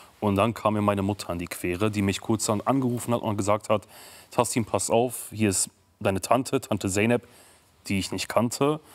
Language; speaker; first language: German; early bilingual, other home language; Kurdish